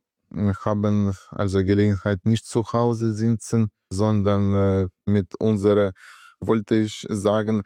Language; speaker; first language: German; non-native, learner; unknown